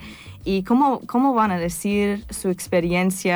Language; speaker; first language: Spanish; non-native, fluent; English